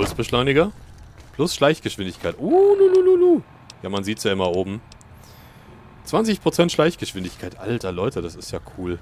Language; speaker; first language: German; native; German